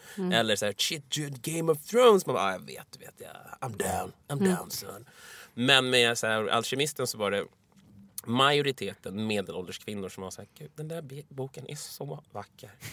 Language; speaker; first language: Swedish; native; Swedish